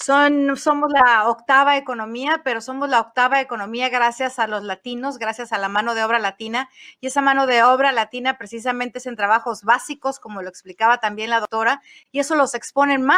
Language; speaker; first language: Spanish; native; Spanish